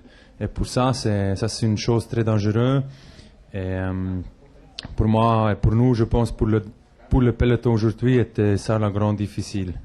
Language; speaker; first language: French; non-native, local second language; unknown